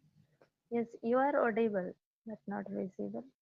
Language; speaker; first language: English; non-native, learner; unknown